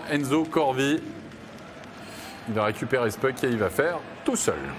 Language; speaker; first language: French; native; French